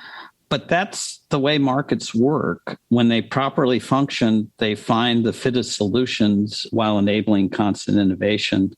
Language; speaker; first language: English; native; English